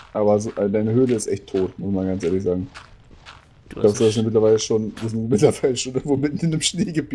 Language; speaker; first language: German; native; German